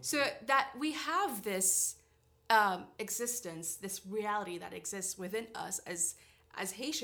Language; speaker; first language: English; non-native, fluent; Haitian Creole